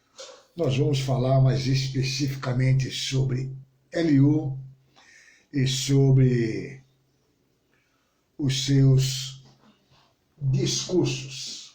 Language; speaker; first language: Portuguese; native; Portuguese